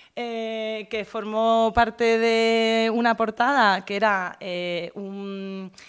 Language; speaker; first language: Spanish; native; Spanish